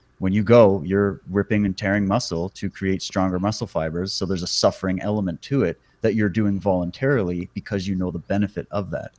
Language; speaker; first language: English; native; English